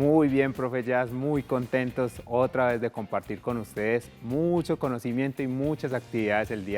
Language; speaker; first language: Spanish; native; Spanish